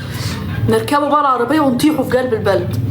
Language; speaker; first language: Arabic; native; Arabic